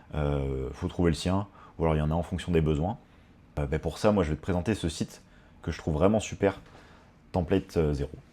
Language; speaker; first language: French; native; French